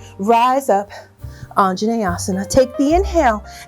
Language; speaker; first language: English; native; English